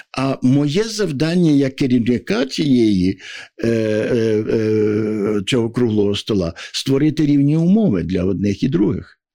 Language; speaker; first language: Ukrainian; native; Ukrainian